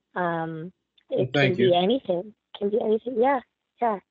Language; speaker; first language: English; native; English